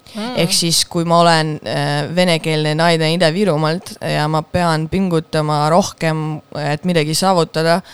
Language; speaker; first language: Estonian; non-native, local second language; Russian